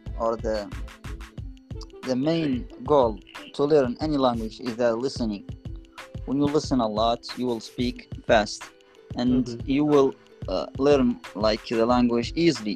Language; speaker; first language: English; non-native, fluent; Arabic